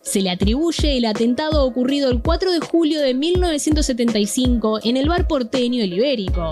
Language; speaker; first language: Spanish; native; Spanish